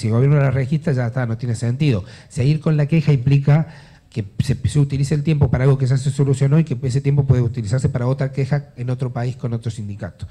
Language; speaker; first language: Spanish; native; Spanish